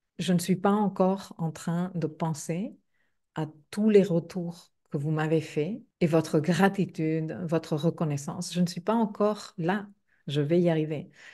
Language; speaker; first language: French; non-native, fluent; Spanish